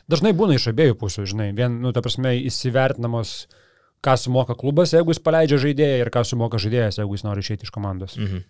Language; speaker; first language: Lithuanian; native; Lithuanian